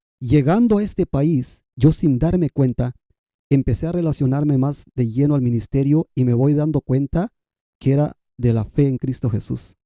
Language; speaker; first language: Spanish; non-native, local second language; Kʼicheʼ